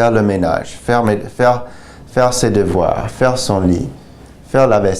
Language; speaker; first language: French; non-native, fluent; English